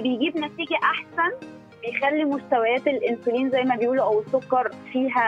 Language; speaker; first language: Arabic; native; Arabic